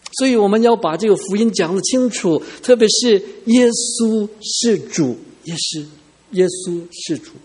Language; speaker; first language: Chinese; non-native, local second language; Cantonese